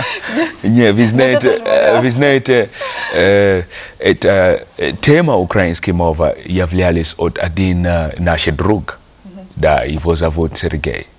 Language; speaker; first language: Russian; non-native, learner; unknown